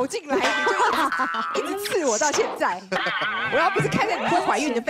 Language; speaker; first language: Chinese; native; Chinese